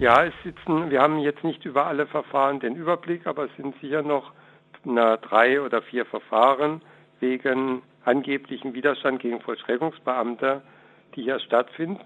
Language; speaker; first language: German; native; German